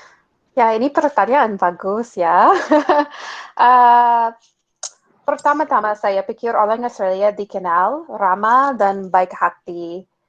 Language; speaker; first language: Indonesian; non-native, fluent; English